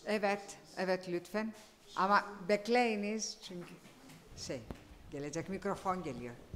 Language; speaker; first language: Turkish; non-native, fluent; Greek